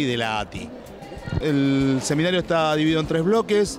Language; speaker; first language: Spanish; native; Spanish